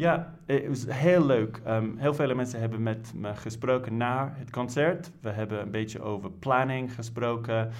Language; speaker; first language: Dutch; non-native, fluent; English